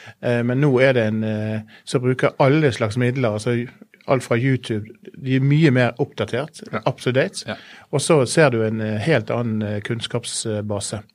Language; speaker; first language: Norwegian; native; Norwegian